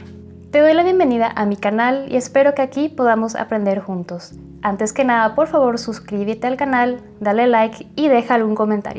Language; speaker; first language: Spanish; native; Spanish